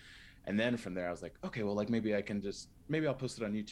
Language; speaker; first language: English; native; English